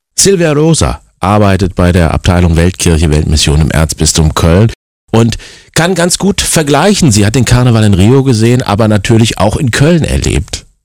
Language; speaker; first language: German; native; German